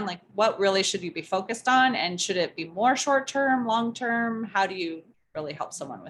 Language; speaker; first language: English; native; English